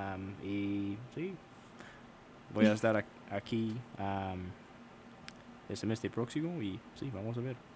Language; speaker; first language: Spanish; non-native, learner; English